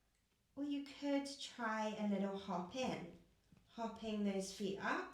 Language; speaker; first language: English; native; English